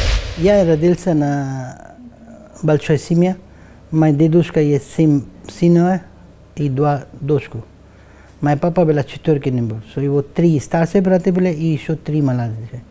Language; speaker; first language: Russian; non-native, learner; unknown